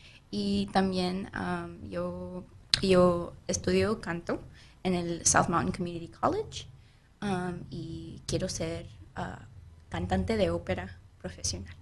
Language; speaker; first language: Spanish; non-native, learner; English